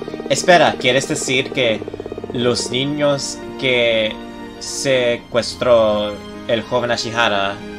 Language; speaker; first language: Spanish; non-native, learner; English